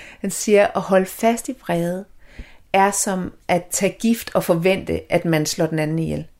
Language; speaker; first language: Danish; native; Danish